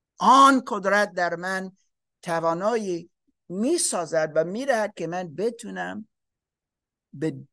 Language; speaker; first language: Persian; non-native, fluent; English